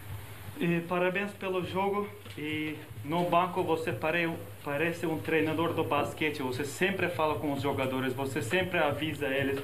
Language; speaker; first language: Portuguese; non-native, fluent; Turkish